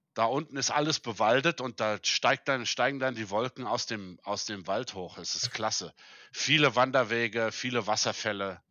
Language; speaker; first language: German; early bilingual, heritage; German